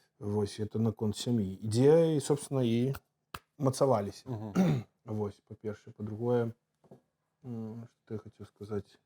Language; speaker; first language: Belarusian; native; Belarusian